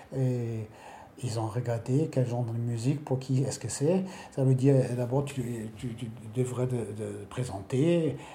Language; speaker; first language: French; non-native, fluent; German